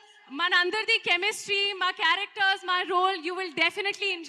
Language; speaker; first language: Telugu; non-native, learner; Hindi